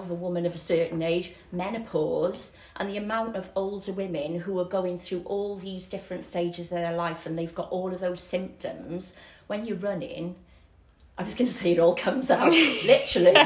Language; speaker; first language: English; native; English